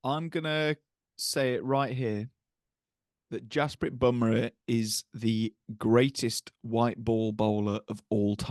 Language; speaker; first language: English; native; English